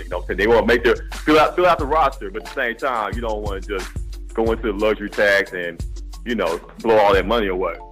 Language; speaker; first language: English; native; English